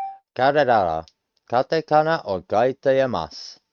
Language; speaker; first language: Japanese; non-native, learner; English